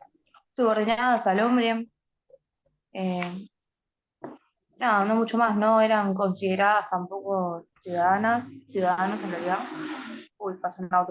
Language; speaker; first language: Spanish; native; Spanish